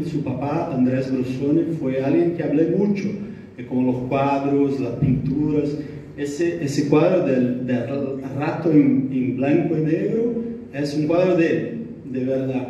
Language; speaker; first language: Spanish; non-native, learner; Portuguese